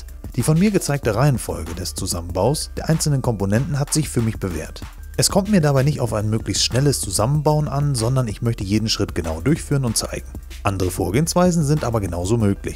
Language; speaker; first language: German; native; German